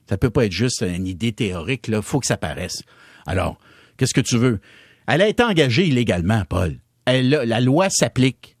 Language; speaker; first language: French; native; French